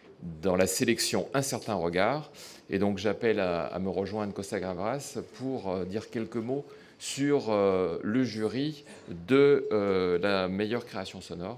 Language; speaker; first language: French; native; French